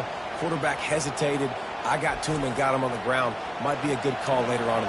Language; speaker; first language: English; native; English